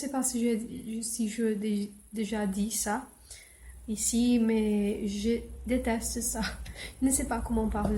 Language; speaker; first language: French; non-native, learner; English